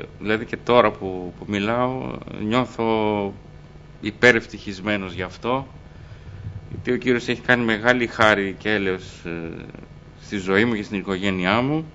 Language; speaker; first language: Greek; early bilingual, other home language; Albanian